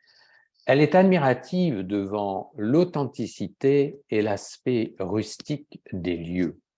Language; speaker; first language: French; native; French